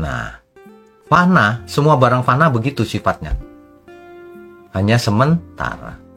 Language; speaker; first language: Indonesian; native; Indonesian